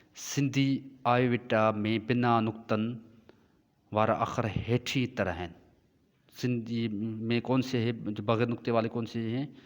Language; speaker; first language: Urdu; non-native, local second language; Sindhi